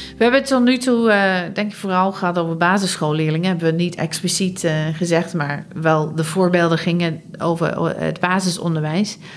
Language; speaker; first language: Dutch; non-native, fluent; English